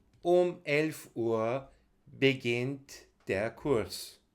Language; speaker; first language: German; non-native, fluent; Turkish